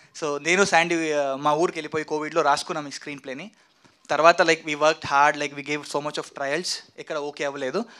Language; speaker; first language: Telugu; non-native, fluent; Kannada